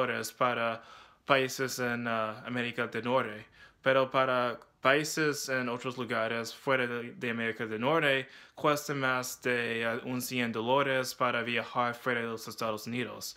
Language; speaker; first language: Spanish; non-native, learner; English